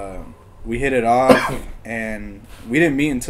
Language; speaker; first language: English; native; English